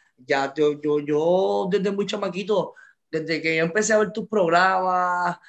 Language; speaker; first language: Spanish; native; Spanish